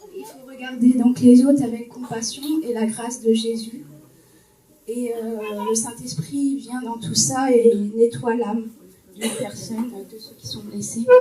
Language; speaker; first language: French; native; French